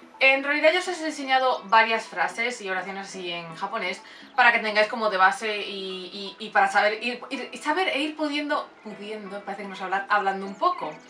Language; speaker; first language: Spanish; native; Spanish